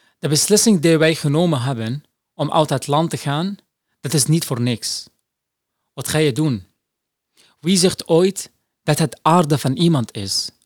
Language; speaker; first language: Dutch; non-native, fluent; Arabic